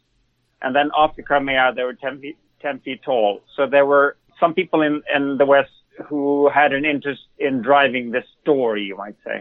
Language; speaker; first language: English; non-native, fluent; Swedish